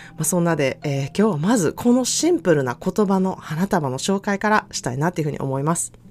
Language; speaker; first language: Japanese; native; Japanese